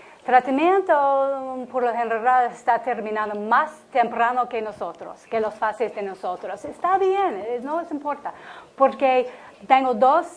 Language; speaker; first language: Spanish; non-native, learner; English